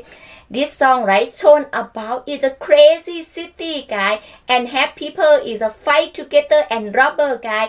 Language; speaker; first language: English; non-native, learner; Thai